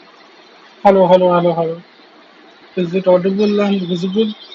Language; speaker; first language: English; non-native, local second language; Hindi